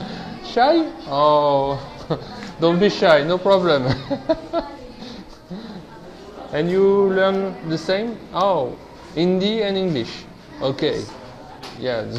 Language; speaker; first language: English; non-native, learner; French